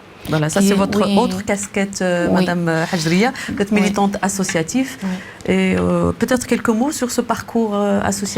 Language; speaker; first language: French; native; French